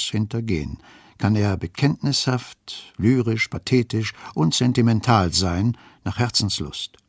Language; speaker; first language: German; native; German